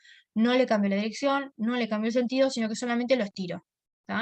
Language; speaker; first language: Spanish; native; Spanish